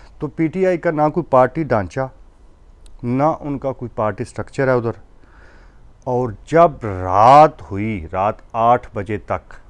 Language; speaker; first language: Urdu; non-native, local second language; Punjabi